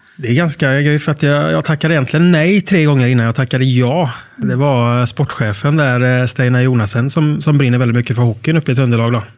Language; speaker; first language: Swedish; native; Swedish